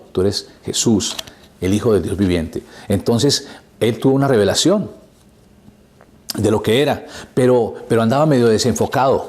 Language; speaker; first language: Spanish; native; Spanish